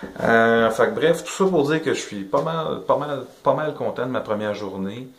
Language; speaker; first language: French; native; French